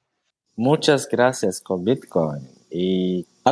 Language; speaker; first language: Spanish; non-native, fluent; Swedish